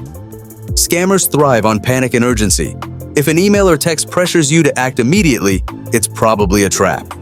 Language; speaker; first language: English; native; English